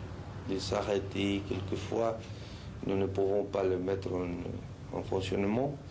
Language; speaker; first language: French; non-native, fluent; Spanish